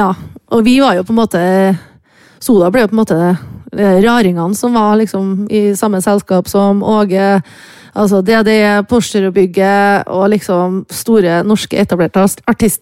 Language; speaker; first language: Norwegian; native; Norwegian